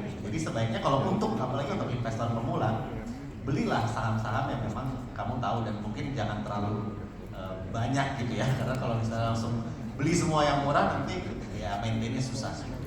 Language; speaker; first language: Indonesian; native; Indonesian